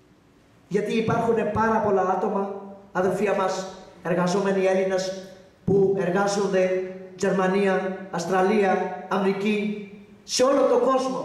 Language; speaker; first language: Greek; non-native, learner; Urdu